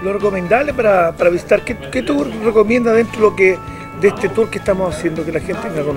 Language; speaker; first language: Spanish; native; Spanish